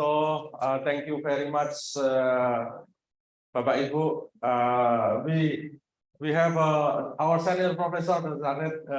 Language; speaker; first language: English; non-native, learner; Indonesian